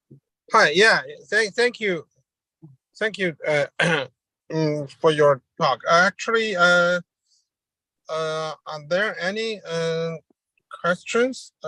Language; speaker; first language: English; non-native, learner; Chinese